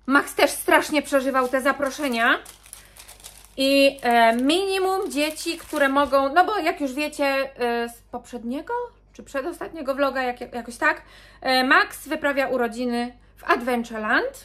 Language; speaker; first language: Polish; native; Polish